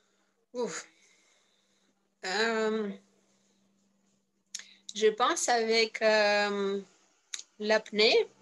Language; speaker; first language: French; non-native, learner; Russian